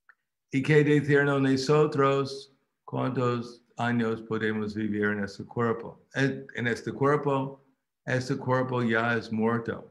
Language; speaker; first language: Spanish; non-native, fluent; English